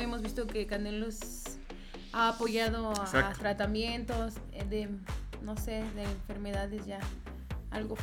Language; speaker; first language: Spanish; native; Spanish